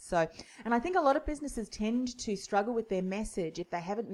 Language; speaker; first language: English; native; English